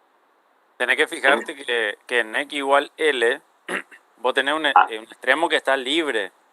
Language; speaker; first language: Spanish; native; Spanish